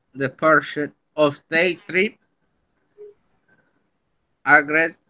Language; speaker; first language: English; non-native, learner; Spanish